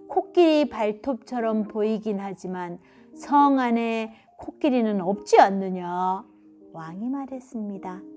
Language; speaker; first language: Korean; native; Korean